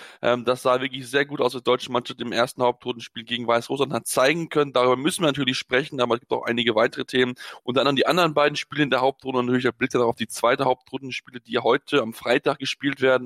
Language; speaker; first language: German; native; German